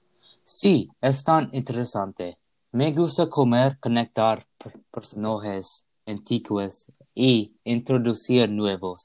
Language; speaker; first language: Spanish; non-native, learner; English